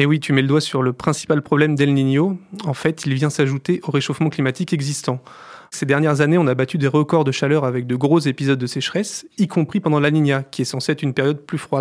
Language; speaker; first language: French; native; French